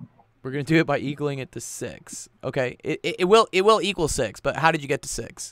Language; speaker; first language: English; native; English